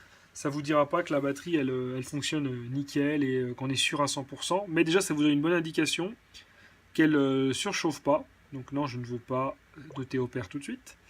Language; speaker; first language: French; native; French